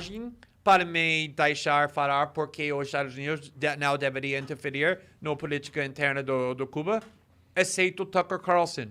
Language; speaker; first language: Portuguese; non-native, fluent; English